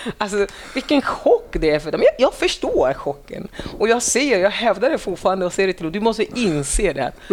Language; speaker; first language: Swedish; non-native, fluent; French